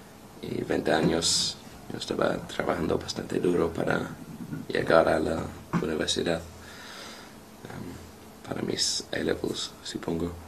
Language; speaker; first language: Spanish; non-native, fluent; English